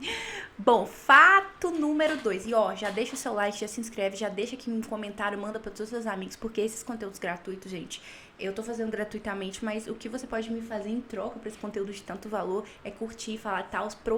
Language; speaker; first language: Portuguese; native; Portuguese